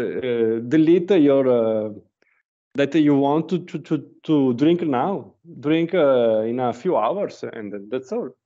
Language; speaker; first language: English; non-native, learner; Italian